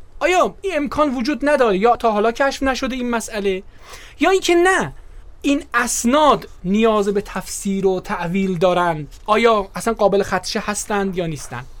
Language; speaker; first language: Persian; native; Persian